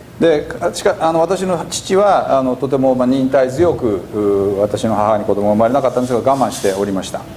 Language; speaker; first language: Japanese; native; Japanese